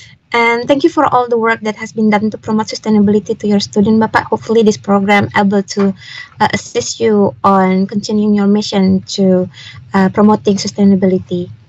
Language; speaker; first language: English; non-native, fluent; Indonesian